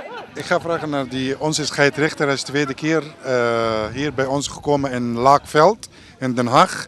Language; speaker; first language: Dutch; non-native, learner; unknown